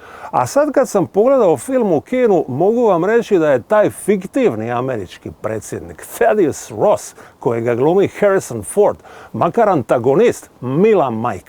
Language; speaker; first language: Bosnian; native; Bosnian